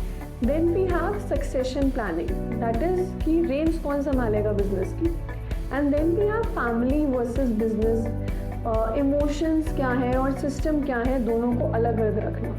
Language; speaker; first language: Hindi; native; Hindi